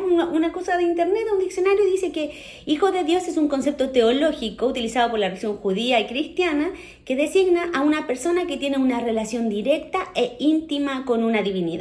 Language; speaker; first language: Spanish; native; Spanish